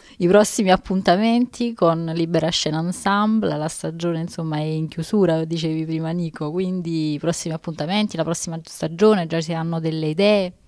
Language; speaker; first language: Italian; native; Italian